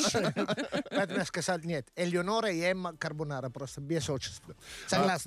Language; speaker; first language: Russian; non-native, learner; Italian